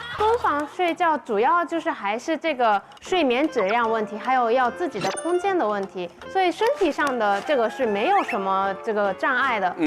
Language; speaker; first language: Chinese; non-native, fluent; Japanese